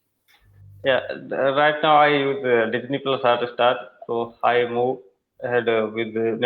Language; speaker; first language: English; non-native, learner; Hindi